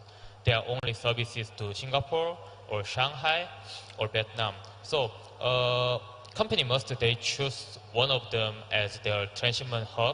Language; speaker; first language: English; non-native, learner; Korean